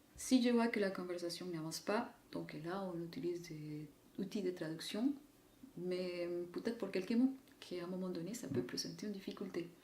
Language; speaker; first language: French; non-native, fluent; Spanish